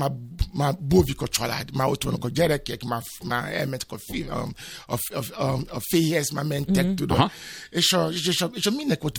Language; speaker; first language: Hungarian; non-native, fluent; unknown